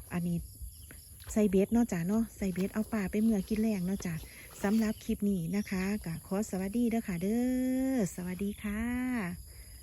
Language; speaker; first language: Thai; native; Thai